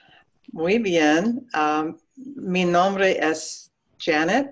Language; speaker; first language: Spanish; non-native, learner; English